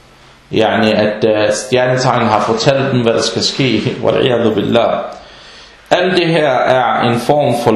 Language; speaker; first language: Danish; non-native, fluent; Arabic